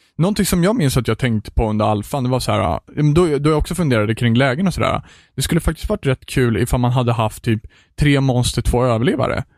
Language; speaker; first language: Swedish; native; Swedish